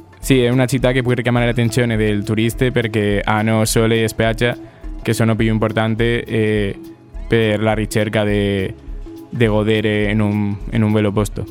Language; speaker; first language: Italian; non-native, learner; Spanish